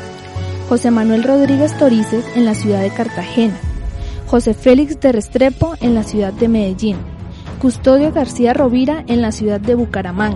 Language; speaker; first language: Spanish; native; Spanish